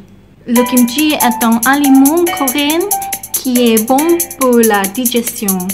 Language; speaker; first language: French; non-native, learner; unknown